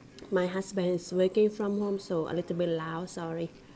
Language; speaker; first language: English; non-native, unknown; Thai